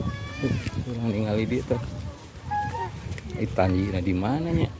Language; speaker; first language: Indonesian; non-native, local second language; Sundanese